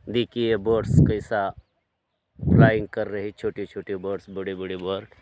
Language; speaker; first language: Hindi; non-native, local second language; Marathi